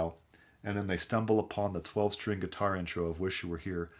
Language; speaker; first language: English; native; English